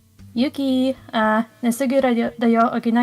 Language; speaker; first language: Japanese; non-native, learner; English